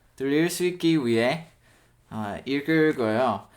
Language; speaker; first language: Korean; non-native, learner; English